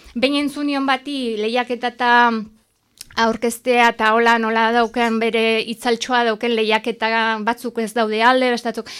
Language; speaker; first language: Basque; native; Basque